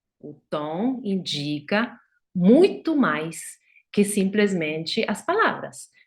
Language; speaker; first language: Portuguese; non-native, fluent; Spanish